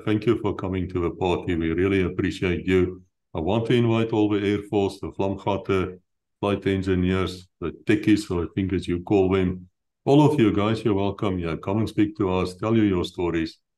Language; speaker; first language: English; non-native, local second language; Afrikaans